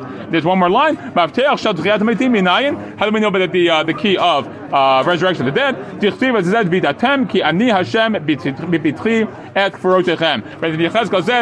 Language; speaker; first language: English; native; English